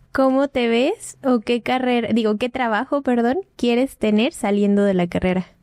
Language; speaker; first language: Spanish; native; Spanish